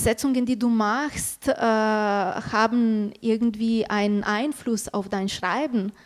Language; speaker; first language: German; non-native, fluent; Slovenian